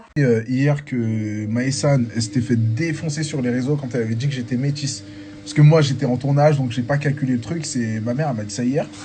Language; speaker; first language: French; native; French